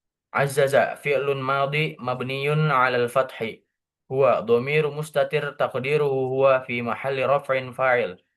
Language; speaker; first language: Arabic; non-native, learner; Indonesian